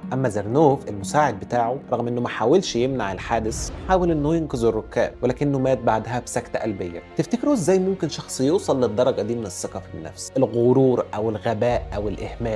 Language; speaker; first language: Arabic; native; Arabic